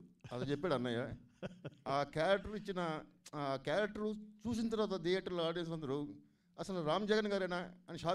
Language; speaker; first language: Telugu; native; Telugu